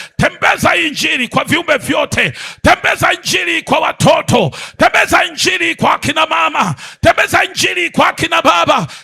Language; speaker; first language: Swahili; native; Swahili